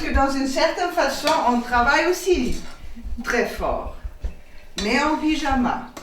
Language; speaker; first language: French; non-native, fluent; German